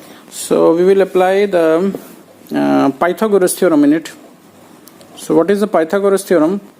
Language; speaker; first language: English; non-native, local second language; Hindi